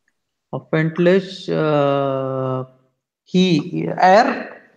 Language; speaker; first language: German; non-native, learner; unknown